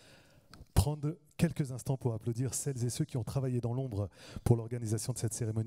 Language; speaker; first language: French; native; French